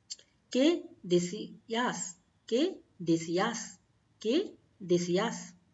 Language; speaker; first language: Spanish; non-native, learner; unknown